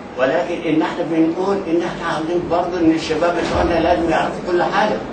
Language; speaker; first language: Egyptian Arabic; non-native, local second language; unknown